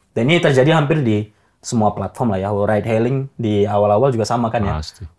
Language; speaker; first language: Indonesian; native; Indonesian